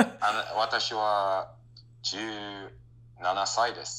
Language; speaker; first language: Japanese; non-native, learner; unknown